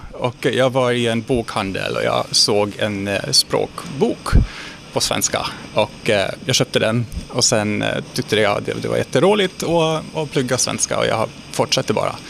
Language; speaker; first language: Swedish; non-native, fluent; Hungarian